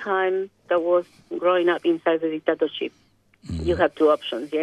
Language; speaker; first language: English; non-native, fluent; Spanish